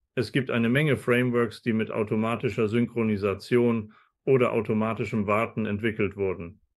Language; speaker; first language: German; non-native, fluent; Spanish